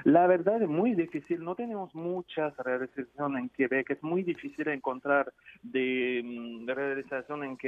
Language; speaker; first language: Spanish; non-native, fluent; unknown